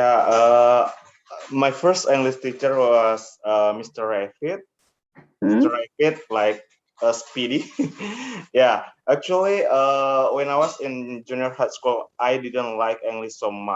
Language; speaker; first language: English; non-native, learner; Indonesian